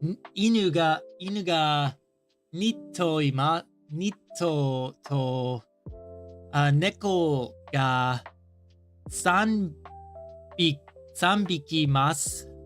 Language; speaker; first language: Japanese; non-native, learner; English